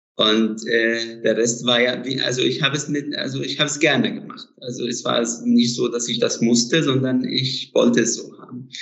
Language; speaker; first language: German; non-native, fluent; Arabic